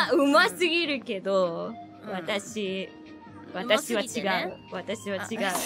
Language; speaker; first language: Japanese; non-native, learner; English